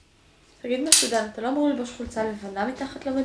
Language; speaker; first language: Hebrew; native; Hebrew